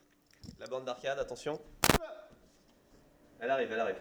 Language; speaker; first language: French; native; French